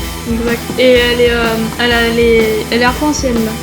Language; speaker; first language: French; native; French